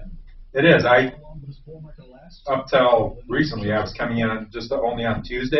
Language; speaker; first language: English; native; English